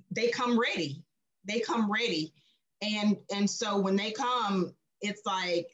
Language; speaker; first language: English; native; English